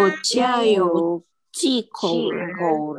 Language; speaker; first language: Chinese; non-native, learner; Indonesian